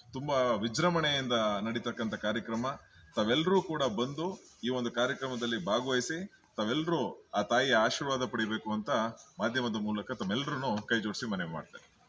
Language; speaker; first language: Kannada; native; Kannada